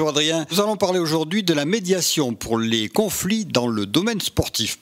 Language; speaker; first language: French; native; French